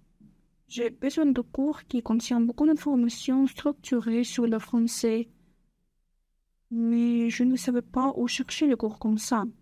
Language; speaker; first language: French; non-native, learner; Russian